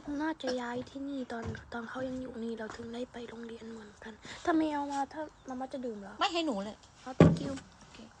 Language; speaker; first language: Thai; early bilingual, heritage; Thai